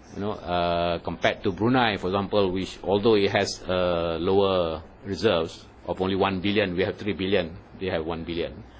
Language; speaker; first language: English; non-native, local second language; Malay